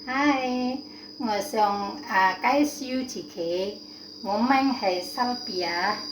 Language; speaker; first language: Cantonese; non-native, learner; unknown